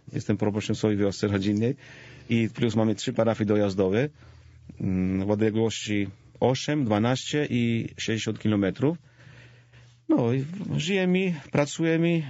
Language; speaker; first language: Polish; non-native, fluent; Georgian